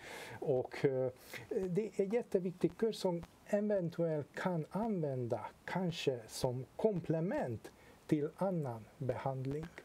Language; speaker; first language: Swedish; non-native, fluent; Hungarian